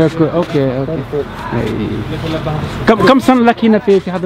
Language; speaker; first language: Arabic; non-native, learner; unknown